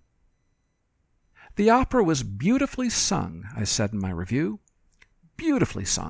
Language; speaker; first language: English; native; English